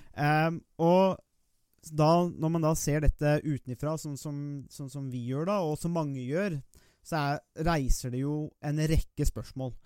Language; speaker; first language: Norwegian; native; Norwegian